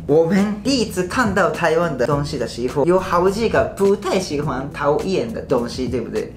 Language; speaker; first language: Chinese; non-native, fluent; Japanese